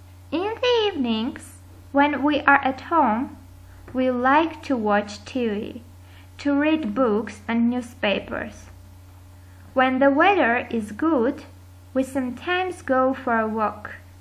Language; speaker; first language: English; non-native, fluent; Armenian